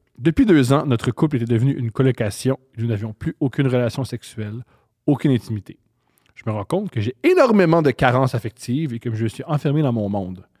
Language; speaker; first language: French; native; French